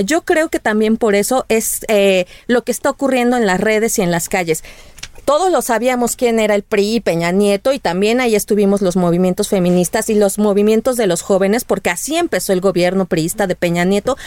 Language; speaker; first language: Spanish; native; Spanish